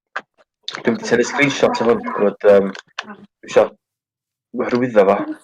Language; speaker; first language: Welsh; native; Welsh